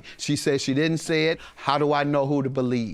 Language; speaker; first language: English; native; English